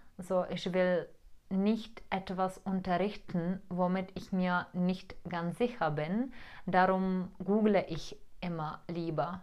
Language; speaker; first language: German; non-native, fluent; Czech